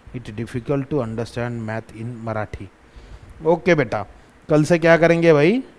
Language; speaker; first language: Hindi; non-native, local second language; Marathi